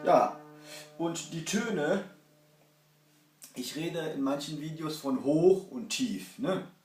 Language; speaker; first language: German; early bilingual, other home language; Kurdish